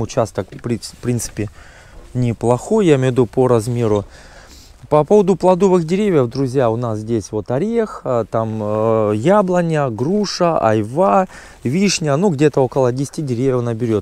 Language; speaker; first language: Russian; native; Russian